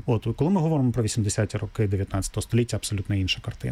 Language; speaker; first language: Ukrainian; native; Ukrainian